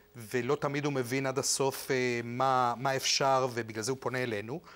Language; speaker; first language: Hebrew; non-native, fluent; Spanish